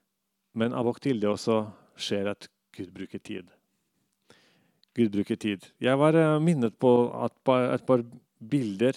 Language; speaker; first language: Norwegian; non-native, fluent; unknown